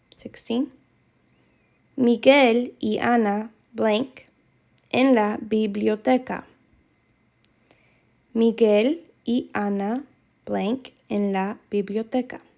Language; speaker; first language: Spanish; non-native, fluent; English